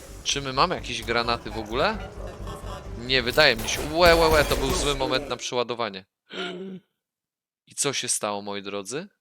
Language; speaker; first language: Polish; native; Polish